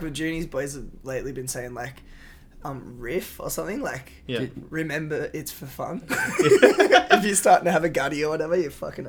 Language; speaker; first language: English; native; English